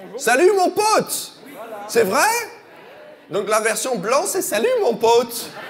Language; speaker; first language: French; non-native, fluent; English